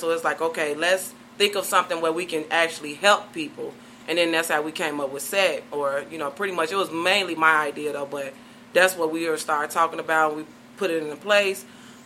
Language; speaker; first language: English; native; English